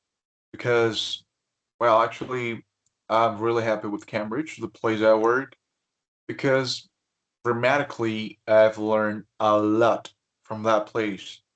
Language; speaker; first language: English; non-native, fluent; Spanish